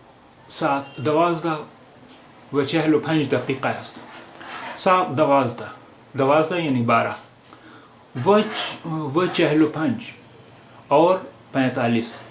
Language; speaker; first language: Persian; non-native, fluent; Hindi